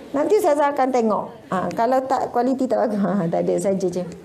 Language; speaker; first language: Malay; native; Malay